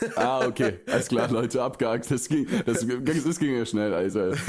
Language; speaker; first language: German; early bilingual, other home language; Russian